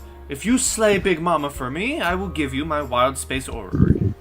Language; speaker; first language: English; native; English